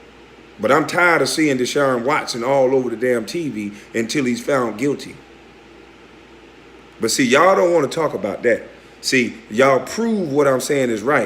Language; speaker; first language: English; native; English